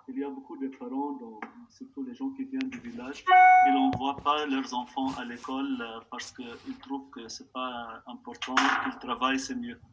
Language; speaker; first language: French; non-native, local second language; Arabic